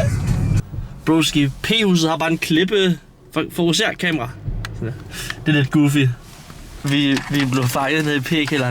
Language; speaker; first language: Danish; native; Danish